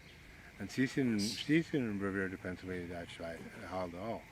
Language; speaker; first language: German; early bilingual, heritage; Pennsylvania German